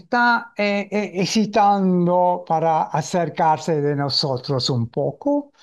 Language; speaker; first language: Spanish; early bilingual, heritage; Ladino